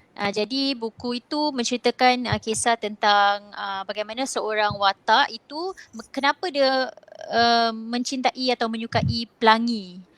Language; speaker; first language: Malay; native; Malay